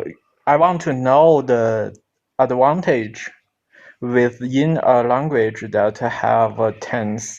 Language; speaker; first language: English; non-native, learner; Chinese